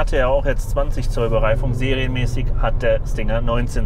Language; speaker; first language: German; native; German